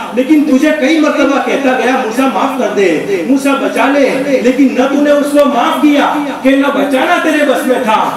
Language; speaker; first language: Hindi; non-native, local second language; Gujarati